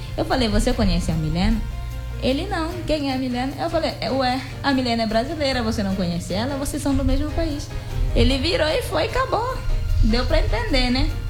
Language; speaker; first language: Portuguese; non-native, local second language; Upper Guinea Crioulo